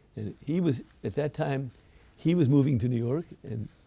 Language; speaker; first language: English; native; English